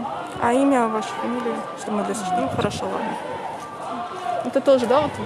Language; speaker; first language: Russian; native; Russian